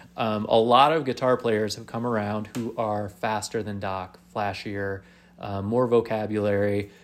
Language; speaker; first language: English; native; English